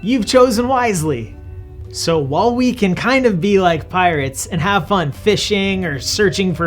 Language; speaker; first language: English; native; English